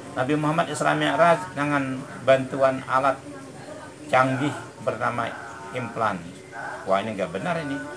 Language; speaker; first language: Indonesian; native; Indonesian